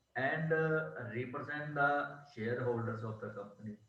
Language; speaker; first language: English; non-native, local second language; Punjabi